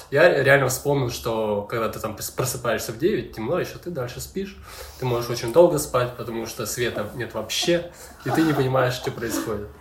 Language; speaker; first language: Russian; native; Russian